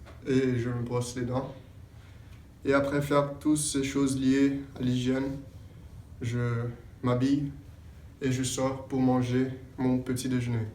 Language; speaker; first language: French; non-native, fluent; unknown